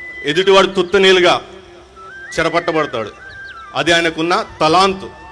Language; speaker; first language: Telugu; non-native, local second language; Urdu